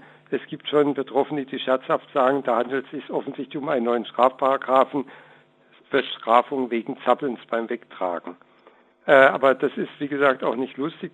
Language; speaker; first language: German; native; German